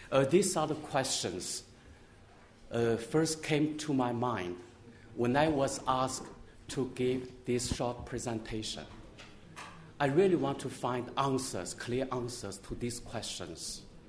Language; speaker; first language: English; non-native, fluent; Chinese